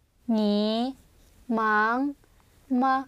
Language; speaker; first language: Chinese; non-native, learner; English